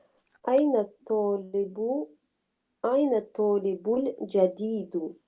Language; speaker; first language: Arabic; non-native, learner; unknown